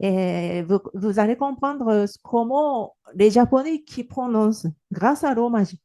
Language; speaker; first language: French; non-native, fluent; Japanese